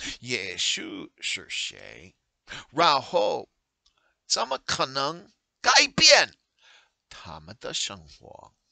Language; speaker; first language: Chinese; non-native, learner; English